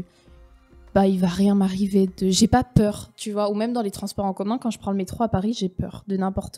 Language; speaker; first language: French; native; French